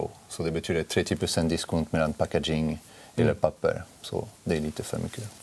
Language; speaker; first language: Swedish; non-native, fluent; French